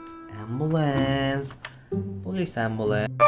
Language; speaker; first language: English; non-native, learner; Indonesian